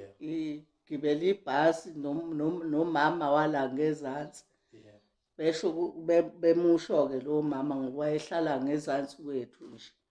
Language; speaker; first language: Zulu; native; Zulu